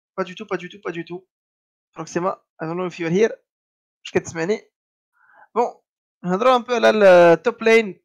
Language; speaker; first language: French; non-native, local second language; Arabic